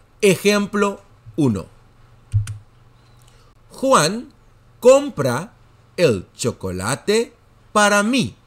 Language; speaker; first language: Spanish; non-native, fluent; Dutch